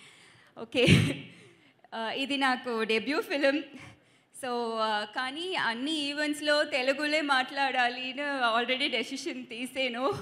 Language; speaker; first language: Telugu; non-native, learner; Tamil